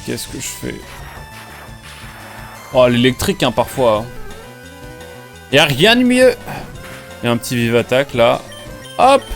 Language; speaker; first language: French; native; French